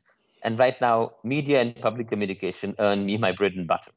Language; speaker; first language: English; non-native, local second language; Nepali